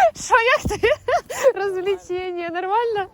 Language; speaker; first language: Ukrainian; native; Ukrainian